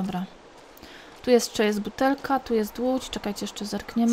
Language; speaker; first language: Polish; native; Polish